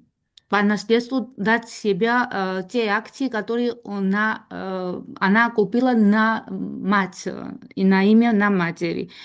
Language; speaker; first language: Russian; non-native, learner; Georgian